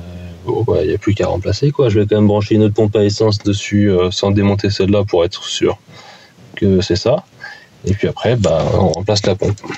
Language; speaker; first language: French; native; French